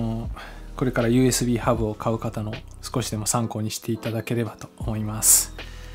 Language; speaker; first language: Japanese; native; Japanese